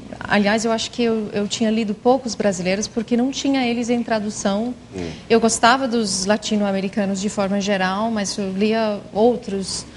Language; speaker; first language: Portuguese; non-native, fluent; English